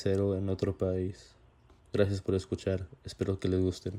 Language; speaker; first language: Spanish; early bilingual, heritage; Spanish